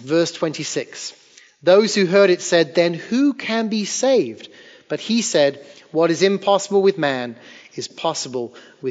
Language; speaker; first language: English; native; English